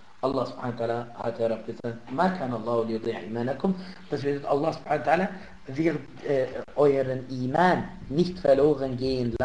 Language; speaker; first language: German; non-native, fluent; Arabic